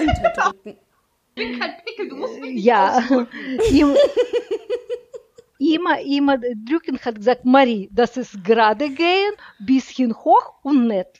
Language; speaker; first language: German; non-native, learner; Russian